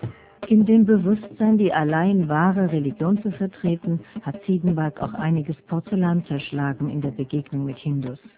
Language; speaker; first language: German; native; German